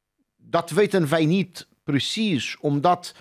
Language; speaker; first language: Dutch; non-native, fluent; Portuguese